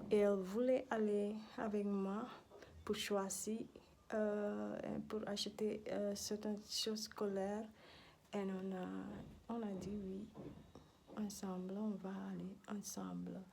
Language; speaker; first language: French; non-native, learner; Dutch